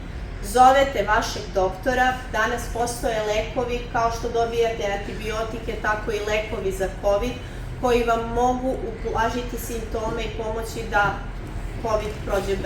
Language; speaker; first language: Bosnian; native; Bosnian